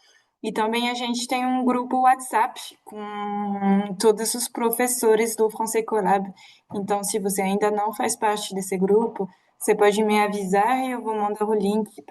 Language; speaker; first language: Portuguese; non-native, fluent; French